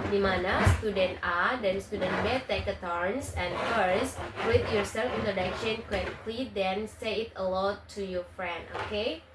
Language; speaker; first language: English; non-native, learner; Indonesian